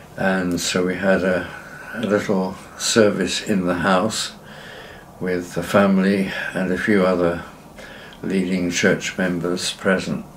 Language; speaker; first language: English; native; English